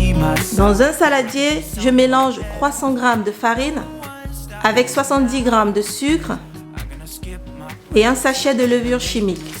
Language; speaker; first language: French; native; French